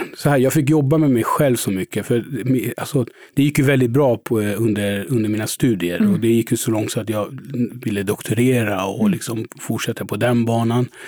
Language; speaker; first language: Swedish; early bilingual, other home language; Persian